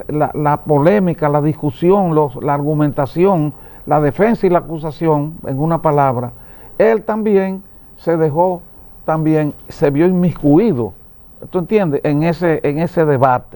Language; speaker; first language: Spanish; native; Spanish